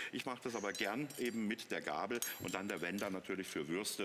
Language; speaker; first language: German; native; German